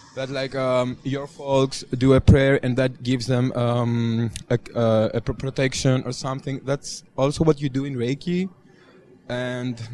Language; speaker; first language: English; non-native, fluent; Greek